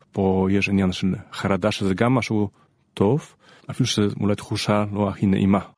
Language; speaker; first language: Hebrew; non-native, fluent; Polish